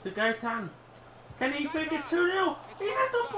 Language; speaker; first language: English; native; English